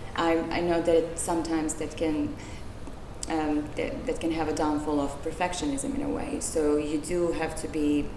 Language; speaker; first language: English; non-native, fluent; Serbian